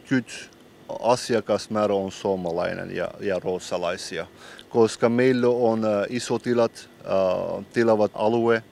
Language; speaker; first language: Finnish; non-native, learner; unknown